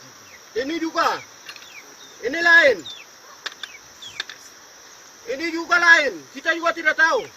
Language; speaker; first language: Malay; non-native, local second language; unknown